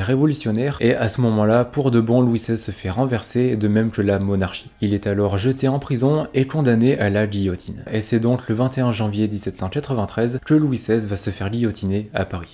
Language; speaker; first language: French; native; French